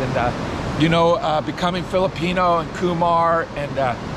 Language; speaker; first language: English; native; English